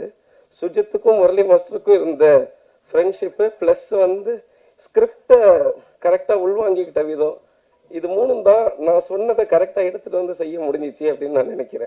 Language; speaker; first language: Tamil; native; Tamil